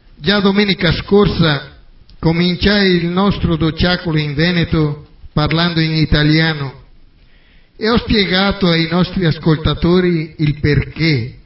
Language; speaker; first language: Italian; native; Italian